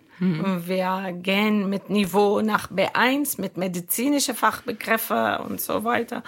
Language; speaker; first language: German; non-native, learner; Arabic